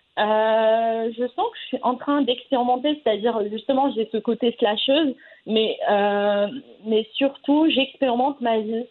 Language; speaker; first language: French; non-native, local second language; Arabic